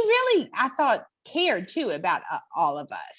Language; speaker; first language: English; native; English